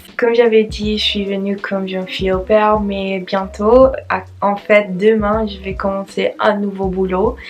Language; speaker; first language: French; non-native, learner; English